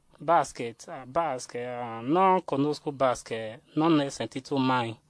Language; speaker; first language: Italian; non-native, learner; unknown